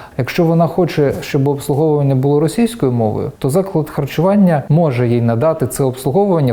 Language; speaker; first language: Ukrainian; non-native, local second language; Russian